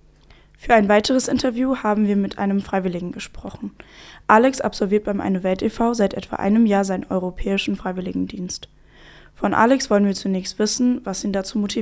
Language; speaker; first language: German; native; German